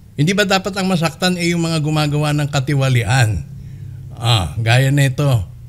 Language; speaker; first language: Filipino; native; Filipino